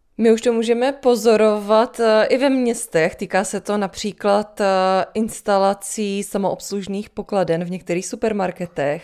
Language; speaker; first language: Czech; native; Czech